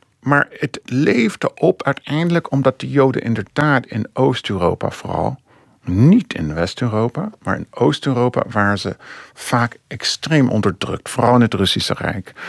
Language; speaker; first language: Dutch; non-native, fluent; English